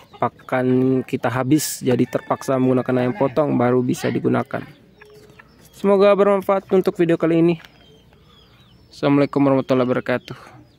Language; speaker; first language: Indonesian; native; Indonesian